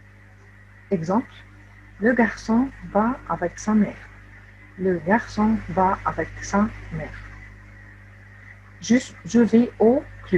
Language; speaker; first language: French; non-native, fluent; Arabic